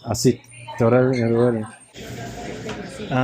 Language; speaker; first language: Spanish; non-native, learner; English